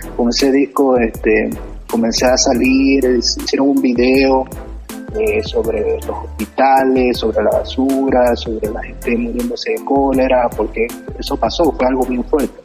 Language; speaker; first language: Spanish; native; Spanish